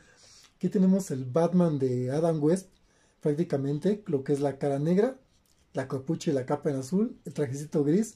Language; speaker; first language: Spanish; native; Spanish